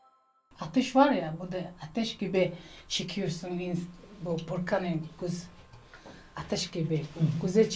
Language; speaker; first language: Turkish; non-native, learner; Mongolian